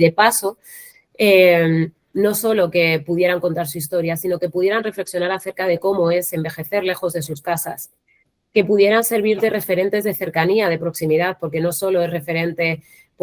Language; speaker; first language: Spanish; native; Spanish